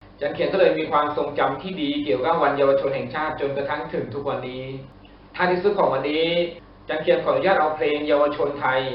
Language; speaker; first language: Thai; native; Thai